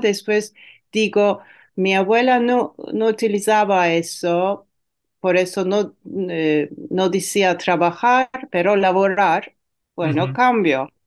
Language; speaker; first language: Spanish; non-native, fluent; Turkish